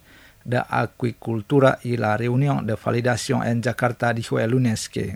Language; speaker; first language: Spanish; non-native, fluent; Indonesian